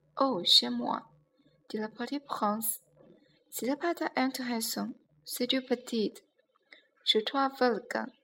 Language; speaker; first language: French; non-native, learner; Chinese